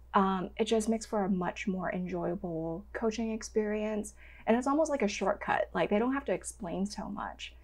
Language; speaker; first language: English; non-native, local second language; Cantonese